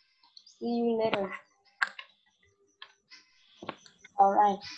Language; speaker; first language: English; non-native, learner; Vietnamese